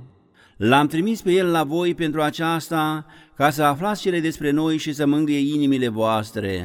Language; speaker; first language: Romanian; native; Romanian